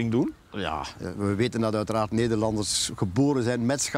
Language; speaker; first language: Dutch; native; Dutch